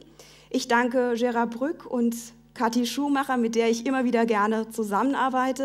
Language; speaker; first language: German; native; German